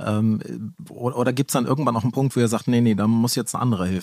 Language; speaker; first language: German; native; German